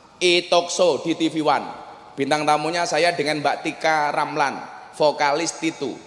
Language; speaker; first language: Indonesian; non-native, local second language; Javanese